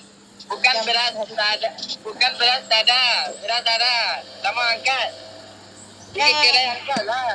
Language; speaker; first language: Malay; non-native, learner; Bangla